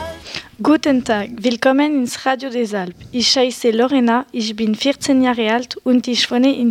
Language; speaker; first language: German; non-native, learner; French